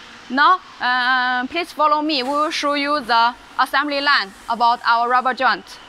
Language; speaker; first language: English; non-native, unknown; Chinese